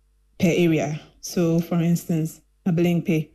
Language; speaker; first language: English; non-native, local second language; Akan